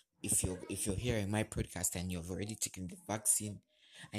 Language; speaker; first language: English; non-native, local second language; Ganda